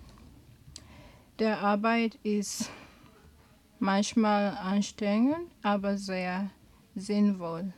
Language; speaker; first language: German; non-native, learner; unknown